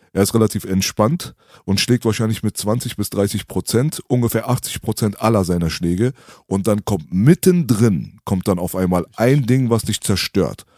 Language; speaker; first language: German; early bilingual, other home language; Persian